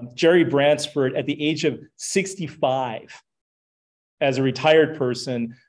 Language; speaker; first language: English; native; English